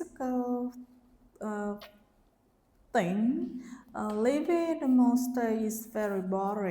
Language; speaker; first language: English; non-native, learner; Vietnamese